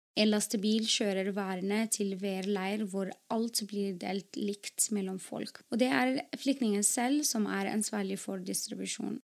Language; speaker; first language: Norwegian; non-native, fluent; Arabic